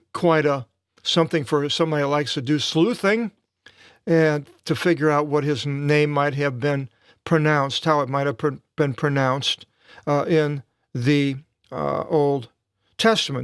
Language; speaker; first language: English; native; English